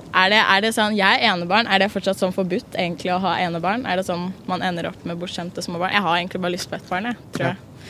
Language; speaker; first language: Norwegian; native; Norwegian